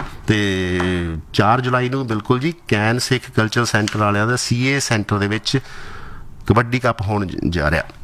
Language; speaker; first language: Punjabi; native; Punjabi